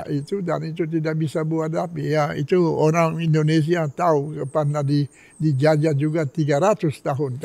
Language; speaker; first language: Indonesian; non-native, fluent; Polish